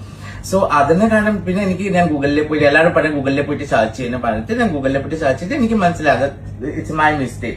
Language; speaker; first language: Malayalam; non-native, fluent; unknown